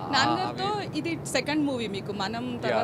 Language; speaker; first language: Telugu; native; Telugu